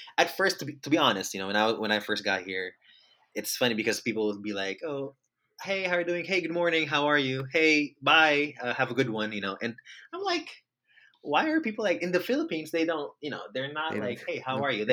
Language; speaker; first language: English; non-native, local second language; Filipino